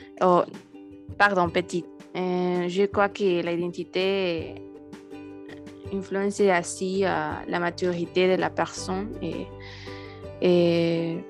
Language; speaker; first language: French; non-native, learner; Spanish